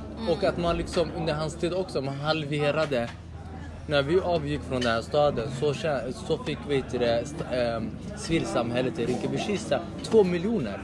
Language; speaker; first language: Swedish; early bilingual, other home language; Somali